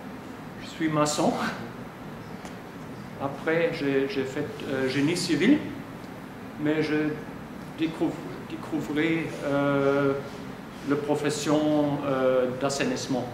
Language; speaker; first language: French; non-native, fluent; German